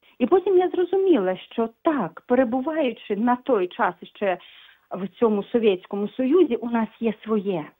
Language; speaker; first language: Ukrainian; non-native, local second language; Russian